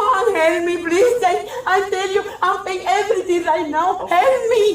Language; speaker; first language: English; non-native, learner; Spanish